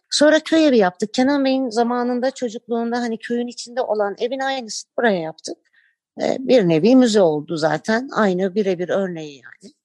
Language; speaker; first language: Turkish; native; Turkish